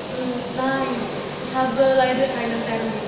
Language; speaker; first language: German; non-native, learner; Indonesian